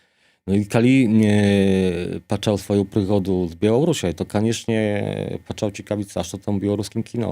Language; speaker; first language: Polish; non-native, local second language; Belarusian